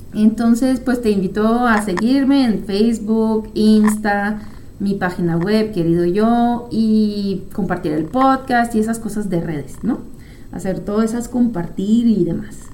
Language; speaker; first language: Spanish; non-native, fluent; French